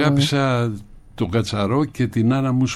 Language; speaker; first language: Greek; native; Greek